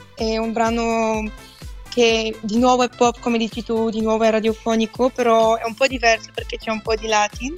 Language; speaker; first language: Italian; non-native, fluent; Bulgarian